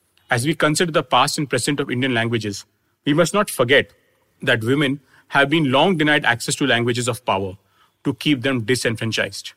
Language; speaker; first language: English; non-native, local second language; Hindi